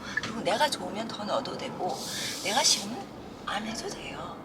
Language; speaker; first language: Korean; native; Korean